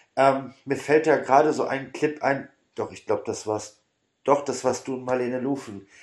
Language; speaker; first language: German; native; German